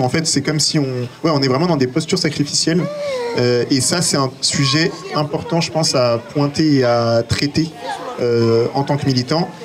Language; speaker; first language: French; native; French